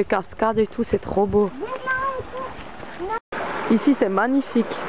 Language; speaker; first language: French; native; French